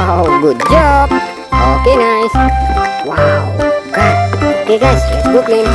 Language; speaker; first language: English; non-native, learner; Indonesian